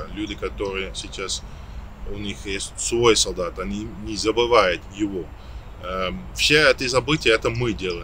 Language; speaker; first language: Russian; non-native, learner; Dutch